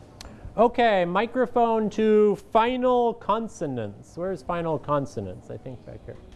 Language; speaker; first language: English; non-native, fluent; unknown